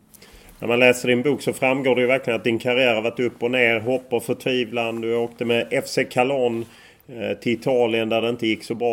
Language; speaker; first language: Swedish; native; Swedish